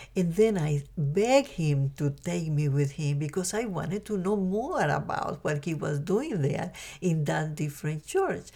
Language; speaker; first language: English; non-native, fluent; Spanish